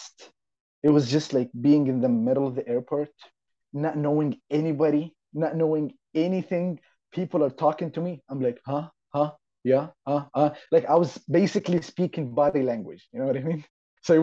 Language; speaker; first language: English; non-native, fluent; Arabic